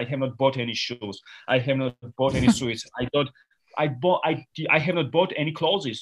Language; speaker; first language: English; non-native, fluent; Georgian